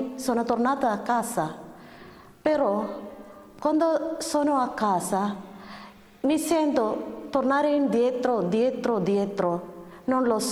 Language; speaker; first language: Italian; non-native, learner; Malayalam